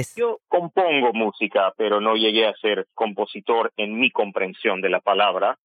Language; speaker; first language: Spanish; non-native, fluent; Armenian